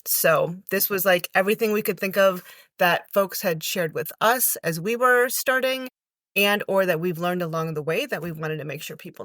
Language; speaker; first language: English; native; English